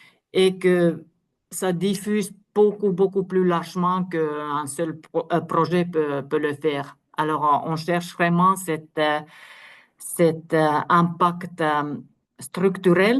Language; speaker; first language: French; non-native, fluent; Finnish